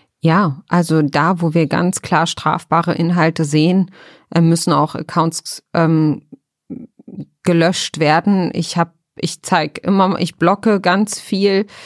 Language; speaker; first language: German; early bilingual, other home language; Arabic